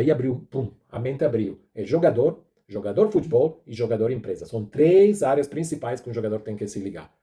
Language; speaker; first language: Portuguese; non-native, fluent; Italian